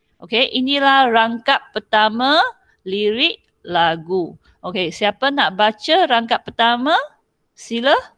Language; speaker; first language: Malay; non-native, local second language; Chinese